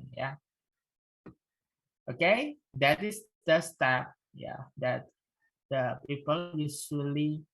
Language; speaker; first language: English; non-native, fluent; Indonesian